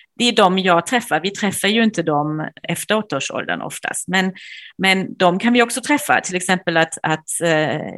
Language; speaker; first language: Swedish; non-native, fluent; German